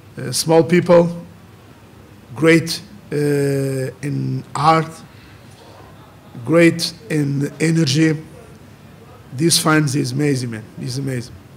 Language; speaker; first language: English; non-native, learner; Kabuverdianu